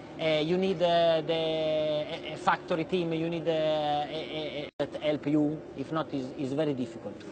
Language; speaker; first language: English; non-native, learner; Italian